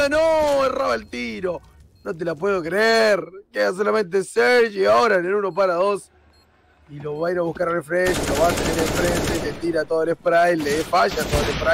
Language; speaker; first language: Spanish; native; Spanish